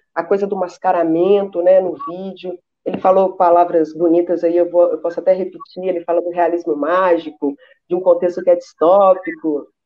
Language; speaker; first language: Portuguese; native; Portuguese